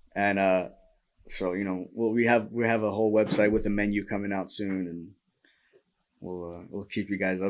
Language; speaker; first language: English; native; English